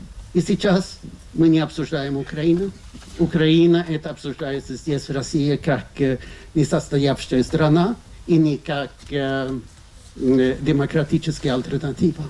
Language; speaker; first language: Russian; non-native, fluent; Swedish